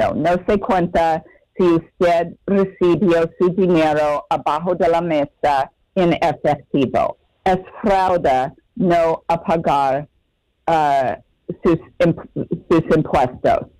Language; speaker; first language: Spanish; non-native, fluent; English